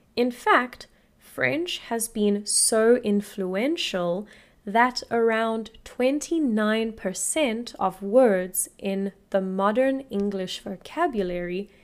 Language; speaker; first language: English; native; English